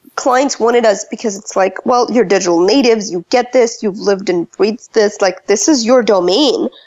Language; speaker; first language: English; early bilingual, other home language; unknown